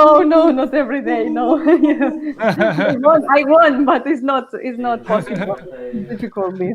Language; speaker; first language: English; non-native, learner; Spanish